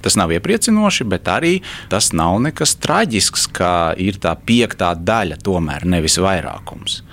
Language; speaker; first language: Latvian; non-native, local second language; Russian